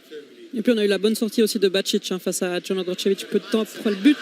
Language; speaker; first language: French; native; French